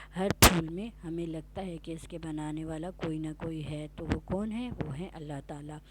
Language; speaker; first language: Urdu; native; Urdu